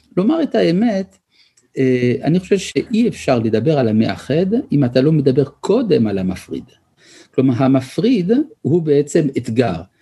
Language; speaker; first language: Hebrew; early bilingual, other home language; French